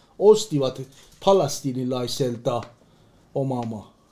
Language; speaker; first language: Finnish; non-native, learner; Persian